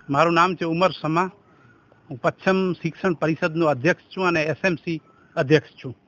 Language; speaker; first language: Gujarati; non-native, local second language; Kachhi